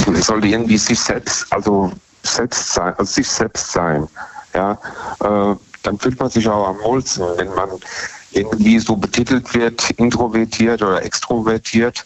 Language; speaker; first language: German; native; German